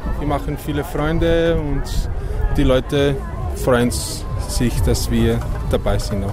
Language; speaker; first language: German; non-native, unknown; Portuguese